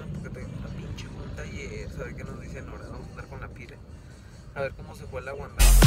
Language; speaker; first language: Spanish; early bilingual, heritage; Spanish